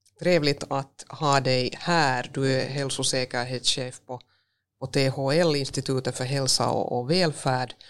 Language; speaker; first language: Swedish; native; Swedish